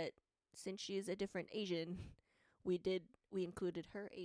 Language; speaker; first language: English; native; English